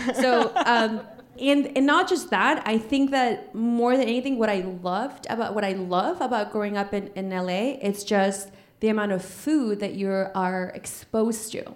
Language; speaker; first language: English; early bilingual, other home language; Spanish